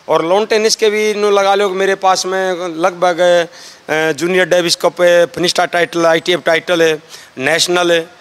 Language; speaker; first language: Hindi; native; Hindi